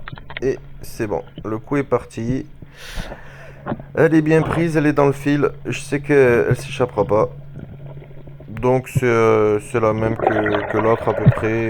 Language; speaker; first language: French; native; French